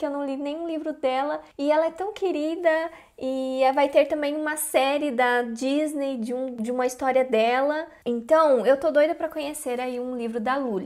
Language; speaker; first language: Portuguese; native; Portuguese